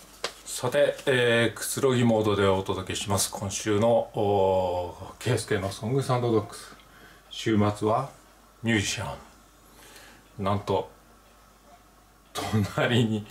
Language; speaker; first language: Japanese; native; Japanese